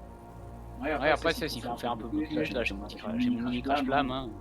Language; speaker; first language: French; native; French